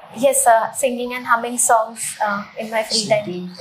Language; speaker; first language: English; non-native, local second language; Hindi